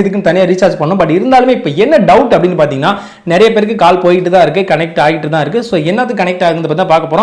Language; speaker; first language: Tamil; native; Tamil